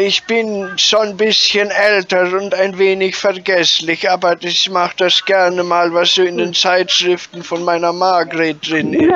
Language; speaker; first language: German; native; German